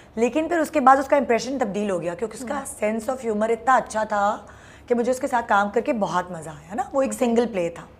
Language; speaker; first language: Urdu; native; Urdu